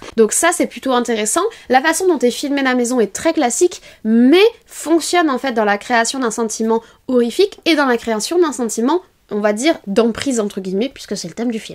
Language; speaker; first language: French; native; French